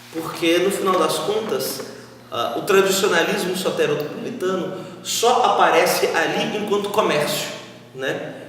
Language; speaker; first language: Portuguese; native; Portuguese